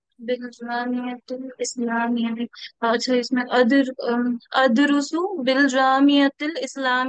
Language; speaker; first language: Arabic; non-native, learner; Urdu